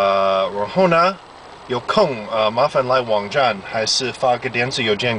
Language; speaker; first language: Chinese; non-native, fluent; English